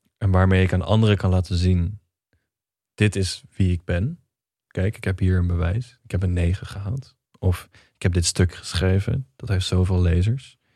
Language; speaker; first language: Dutch; native; Dutch